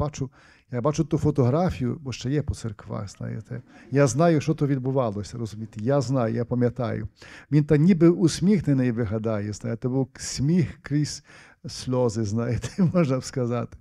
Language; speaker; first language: Ukrainian; native; Ukrainian